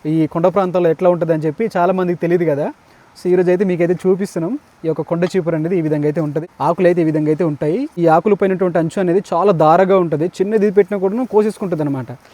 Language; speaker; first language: Telugu; native; Telugu